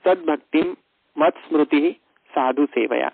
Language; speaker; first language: Hindi; non-native, local second language; Gujarati